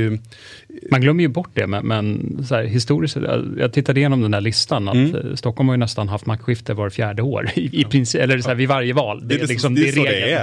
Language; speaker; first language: Swedish; native; Swedish